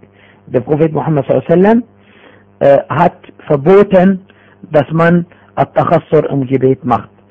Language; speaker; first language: German; non-native, fluent; Arabic